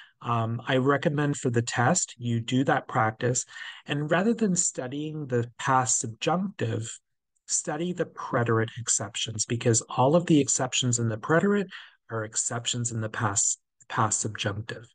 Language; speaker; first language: English; native; English